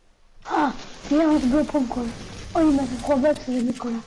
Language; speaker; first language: German; non-native, local second language; Luxembourgish